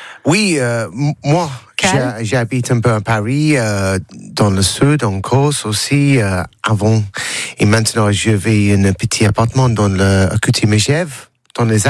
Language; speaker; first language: French; non-native, learner; English